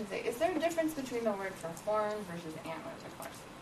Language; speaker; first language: English; early bilingual, other home language; Persian